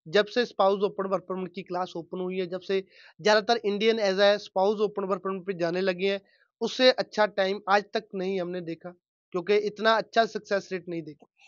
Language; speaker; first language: Hindi; non-native, local second language; Punjabi